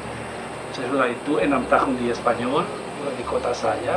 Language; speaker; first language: Indonesian; non-native, fluent; Spanish